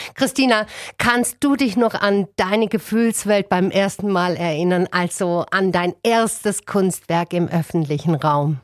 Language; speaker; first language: German; native; German